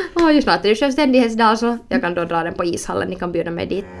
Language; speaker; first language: Swedish; early bilingual, other home language; Finnish